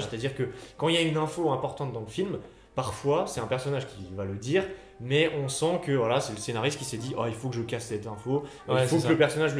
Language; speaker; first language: French; native; French